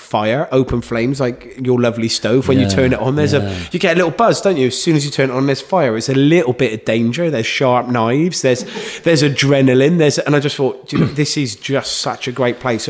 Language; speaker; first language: English; native; English